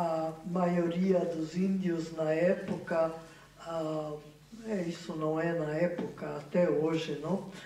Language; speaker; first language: Portuguese; non-native, fluent; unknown